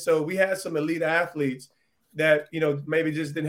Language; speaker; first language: English; native; English